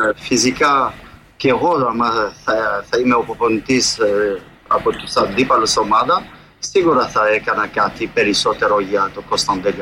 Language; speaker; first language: Greek; non-native, fluent; French